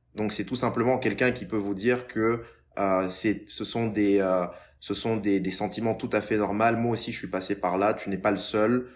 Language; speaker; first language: French; non-native, local second language; Lingala